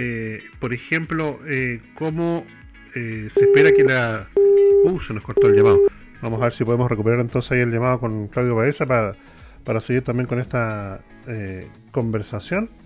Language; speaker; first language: Spanish; native; Spanish